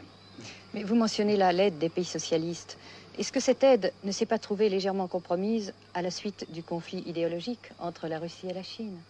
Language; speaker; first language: French; native; French